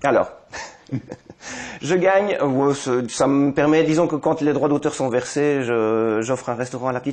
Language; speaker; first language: French; native; French